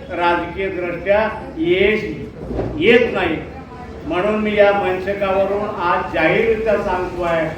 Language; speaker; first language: Marathi; native; Marathi